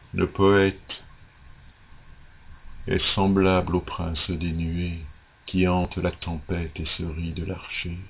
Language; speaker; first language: French; native; French